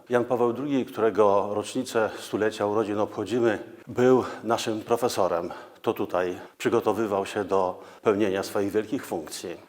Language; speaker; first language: Polish; native; Polish